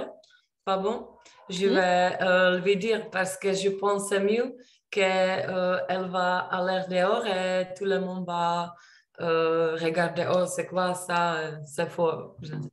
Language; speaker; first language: French; non-native, learner; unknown